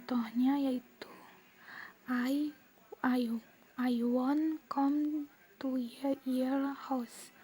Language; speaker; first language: English; non-native, learner; Indonesian